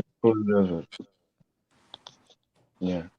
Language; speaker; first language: English; non-native, learner; French